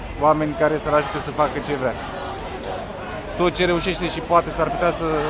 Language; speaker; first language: Romanian; native; Romanian